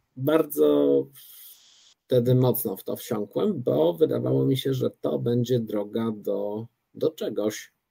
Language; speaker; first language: Polish; early bilingual, other home language; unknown